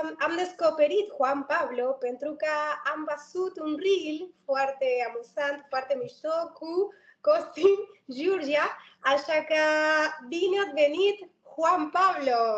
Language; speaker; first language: Romanian; non-native, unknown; Spanish